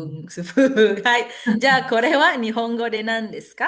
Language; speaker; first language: Japanese; non-native, fluent; Indonesian